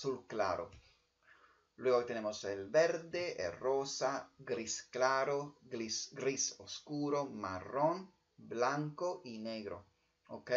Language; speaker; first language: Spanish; non-native, fluent; Italian